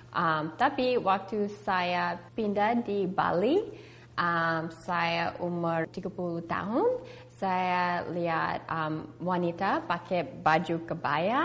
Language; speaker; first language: Indonesian; early bilingual, heritage; English